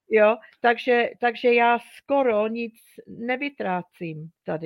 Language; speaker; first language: Czech; non-native, fluent; English